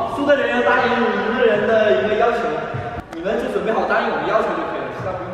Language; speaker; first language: Chinese; native; Chinese